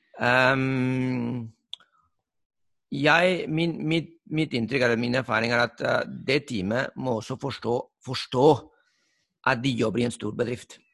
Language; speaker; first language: Norwegian; non-native, fluent; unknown